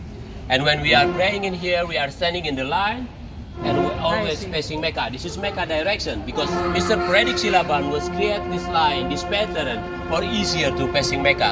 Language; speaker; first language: English; non-native, fluent; Indonesian